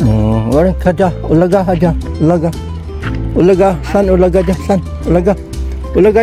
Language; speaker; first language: Korean; non-native, learner; Filipino